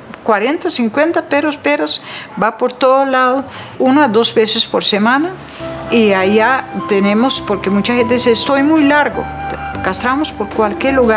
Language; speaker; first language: Spanish; non-native, fluent; Dutch